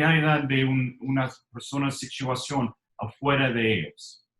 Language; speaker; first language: Spanish; non-native, learner; English